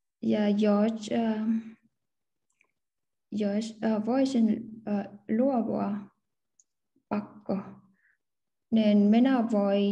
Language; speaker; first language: Finnish; non-native, learner; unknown